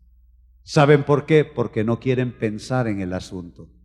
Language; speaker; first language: Spanish; native; Spanish